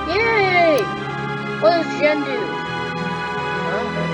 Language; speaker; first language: English; native; English